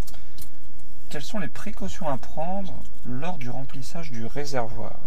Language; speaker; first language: French; native; French